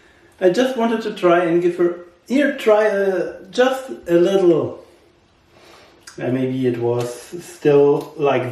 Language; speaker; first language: English; non-native, learner; German